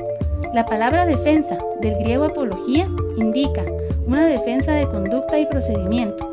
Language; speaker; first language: Spanish; native; Spanish